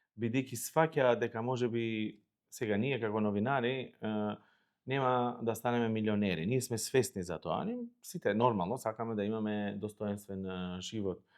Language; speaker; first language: Macedonian; non-native, local second language; Albanian